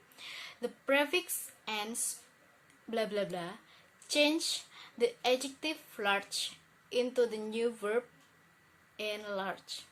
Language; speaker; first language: English; non-native, learner; Indonesian